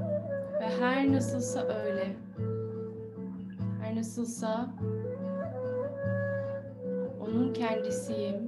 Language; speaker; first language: Turkish; native; Turkish